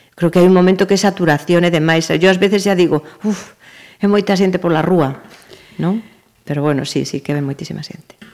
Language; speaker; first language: Galician; native; Galician